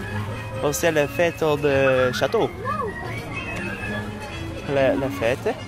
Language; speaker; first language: French; non-native, learner; Dutch